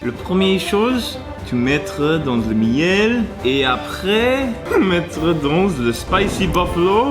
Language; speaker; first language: French; non-native, learner; English